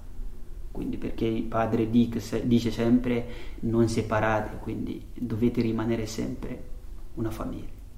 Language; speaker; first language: Italian; non-native, fluent; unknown